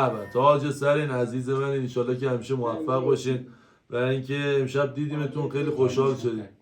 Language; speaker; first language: Persian; non-native, local second language; Azerbaijani